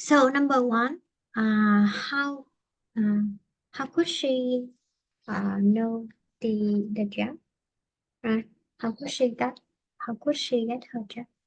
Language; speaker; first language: English; non-native, fluent; Vietnamese